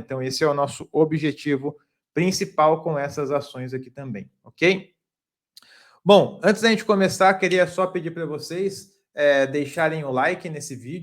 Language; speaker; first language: Portuguese; native; Portuguese